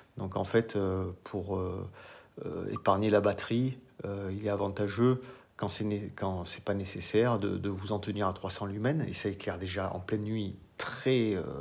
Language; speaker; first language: French; native; French